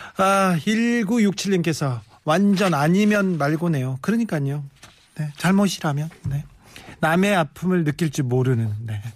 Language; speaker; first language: Korean; native; Korean